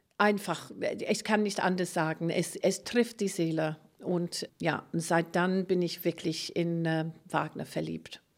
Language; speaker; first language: German; non-native, fluent; English